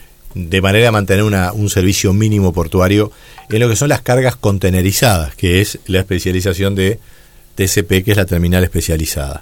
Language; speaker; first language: Spanish; native; Spanish